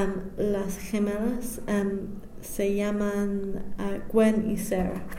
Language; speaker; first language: Spanish; non-native, fluent; English